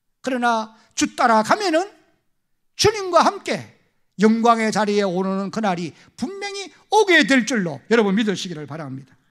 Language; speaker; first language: Korean; native; Korean